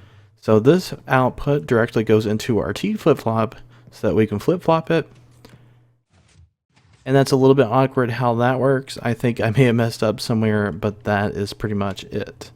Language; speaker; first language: English; native; English